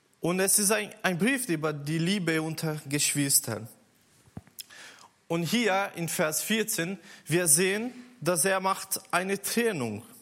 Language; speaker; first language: German; non-native, learner; Portuguese